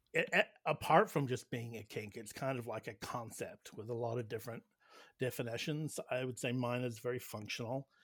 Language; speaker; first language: English; native; English